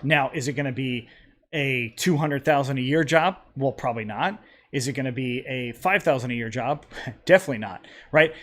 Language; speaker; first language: English; native; English